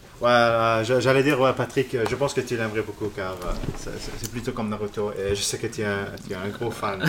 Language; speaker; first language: French; non-native, local second language; English